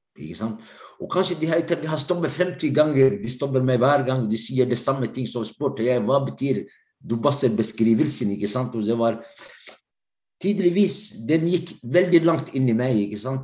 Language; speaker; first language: Norwegian; non-native, fluent; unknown